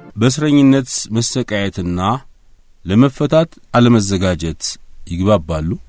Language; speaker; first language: Amharic; native; Amharic